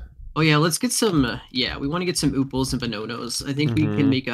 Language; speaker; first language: English; native; English